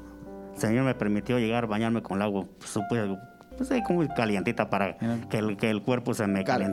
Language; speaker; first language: Spanish; native; Spanish